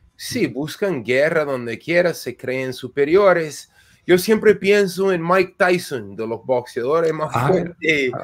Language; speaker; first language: Spanish; non-native, fluent; English